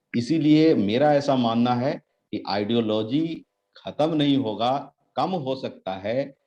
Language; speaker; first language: Hindi; native; Hindi